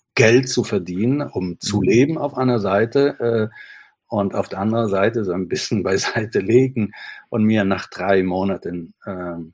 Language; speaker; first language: German; non-native, fluent; Italian